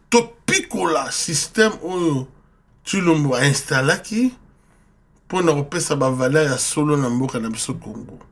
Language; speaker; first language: French; non-native, local second language; Lingala